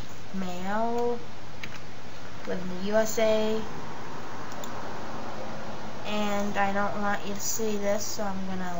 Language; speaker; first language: English; native; English